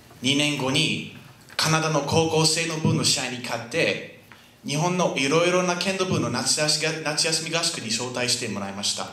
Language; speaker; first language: Japanese; non-native, fluent; French